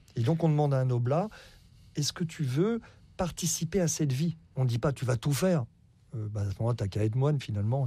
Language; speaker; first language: French; native; French